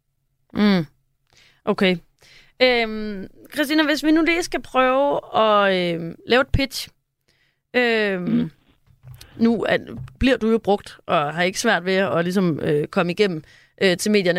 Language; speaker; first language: Danish; native; Danish